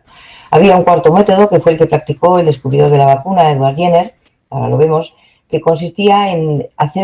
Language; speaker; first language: Spanish; native; Spanish